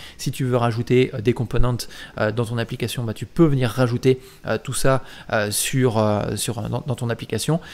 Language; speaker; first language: French; native; French